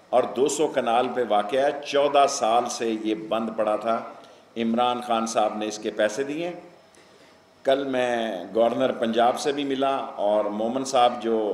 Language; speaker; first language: Urdu; non-native, local second language; Punjabi